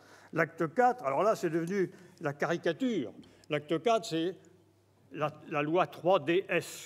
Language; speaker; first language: French; native; French